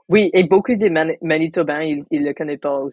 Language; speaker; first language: French; non-native, local second language; English